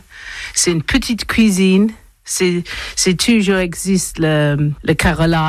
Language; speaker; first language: French; non-native, learner; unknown